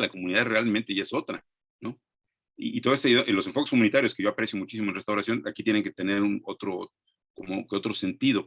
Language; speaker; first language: Spanish; native; Spanish